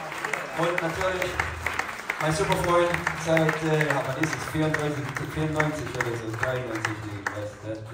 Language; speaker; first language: German; non-native, fluent; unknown